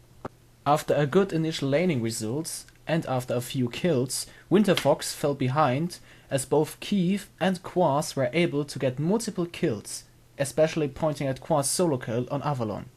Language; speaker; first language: English; non-native, fluent; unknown